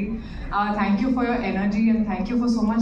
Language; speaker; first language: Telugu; non-native, fluent; Hindi